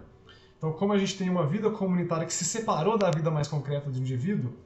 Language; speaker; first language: Portuguese; native; Portuguese